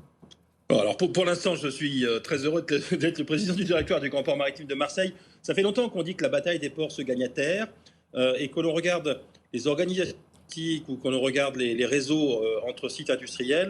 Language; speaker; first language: French; native; French